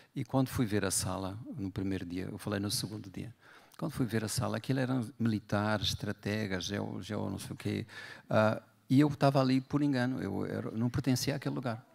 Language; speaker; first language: Portuguese; native; Portuguese